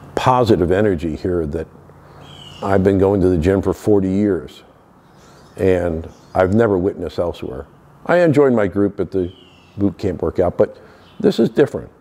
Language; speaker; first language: English; native; English